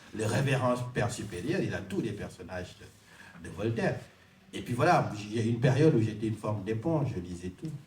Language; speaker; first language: French; non-native, local second language; Wolof